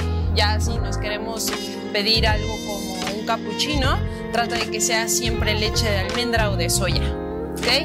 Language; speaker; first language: Spanish; native; Spanish